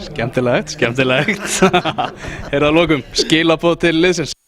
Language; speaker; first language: Icelandic; native; Icelandic